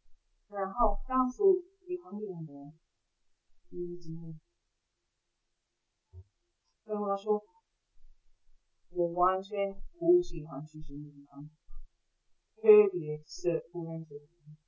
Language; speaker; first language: Chinese; non-native, fluent; English